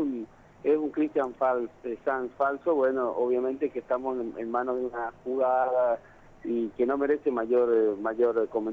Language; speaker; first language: Spanish; native; Spanish